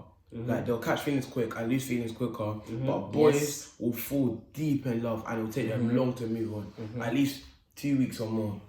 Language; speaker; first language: English; native; English